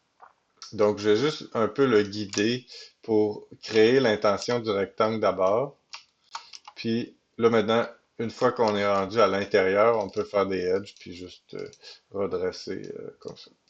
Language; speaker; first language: French; native; French